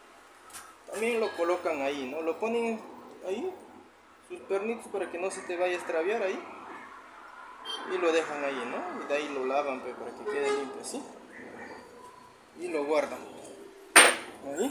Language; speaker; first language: Spanish; native; Spanish